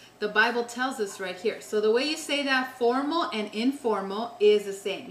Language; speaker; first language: English; native; English